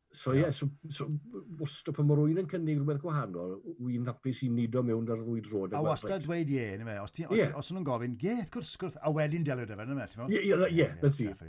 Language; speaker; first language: Welsh; native; Welsh